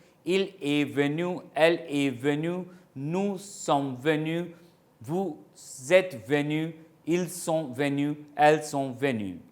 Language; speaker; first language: French; non-native, fluent; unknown